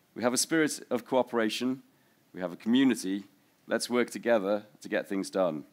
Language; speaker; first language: English; native; English